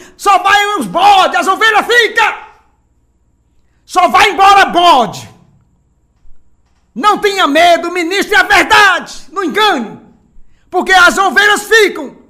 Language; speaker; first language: Portuguese; native; Portuguese